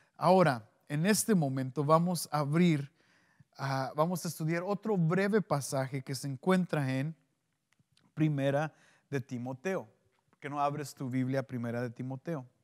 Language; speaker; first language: Spanish; early bilingual, heritage; Spanish